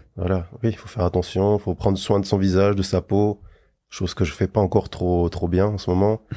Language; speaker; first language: French; native; French